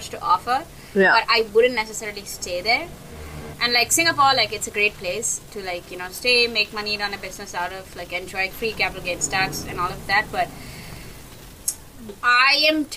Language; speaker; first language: English; native; English